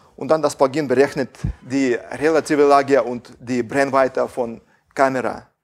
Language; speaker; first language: German; non-native, fluent; Russian